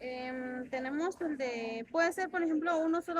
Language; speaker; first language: Spanish; native; Spanish